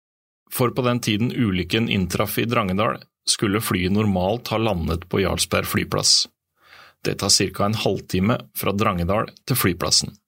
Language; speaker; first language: Norwegian; native; Norwegian